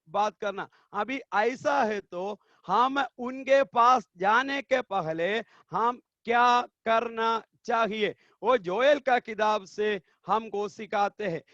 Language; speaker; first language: Hindi; non-native, local second language; Malayalam